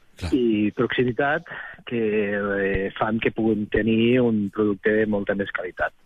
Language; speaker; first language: Catalan; native; Catalan